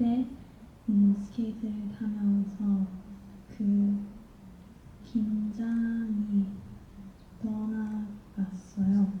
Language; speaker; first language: Korean; non-native, learner; Japanese